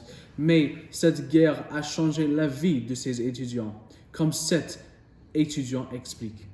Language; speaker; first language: French; non-native, learner; English